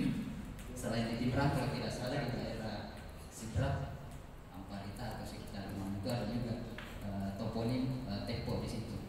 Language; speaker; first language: Indonesian; native; Indonesian